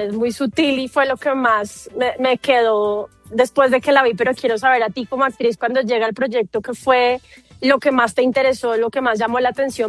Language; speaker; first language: Spanish; native; Spanish